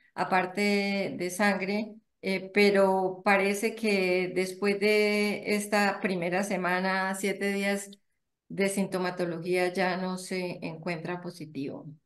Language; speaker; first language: Spanish; native; Spanish